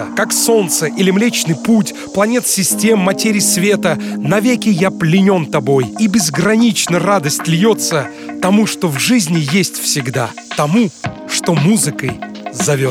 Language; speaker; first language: Russian; native; Russian